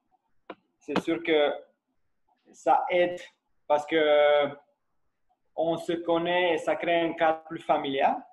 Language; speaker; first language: French; non-native, fluent; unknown